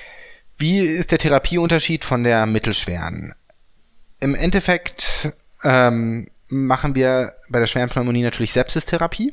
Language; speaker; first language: German; native; German